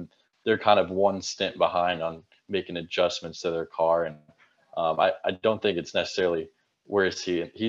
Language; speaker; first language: English; native; English